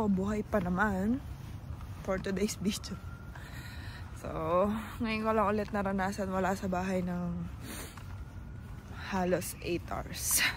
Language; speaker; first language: Filipino; native; Filipino